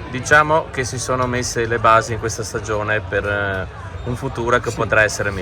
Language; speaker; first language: Italian; native; Italian